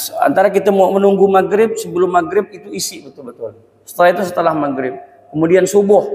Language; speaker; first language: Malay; native; Malay